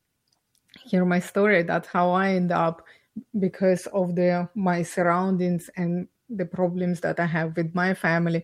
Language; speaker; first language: English; non-native, fluent; Ukrainian